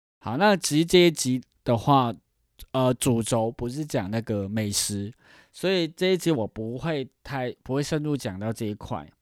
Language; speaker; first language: Chinese; non-native, fluent; Cantonese